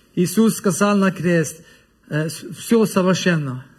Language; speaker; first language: Russian; non-native, learner; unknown